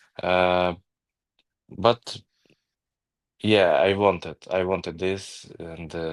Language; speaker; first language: English; non-native, learner; Ukrainian